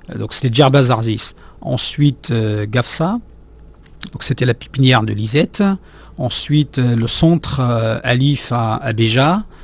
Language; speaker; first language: French; non-native, local second language; Arabic